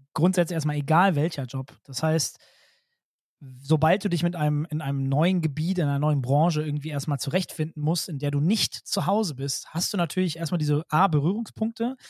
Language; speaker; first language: German; native; German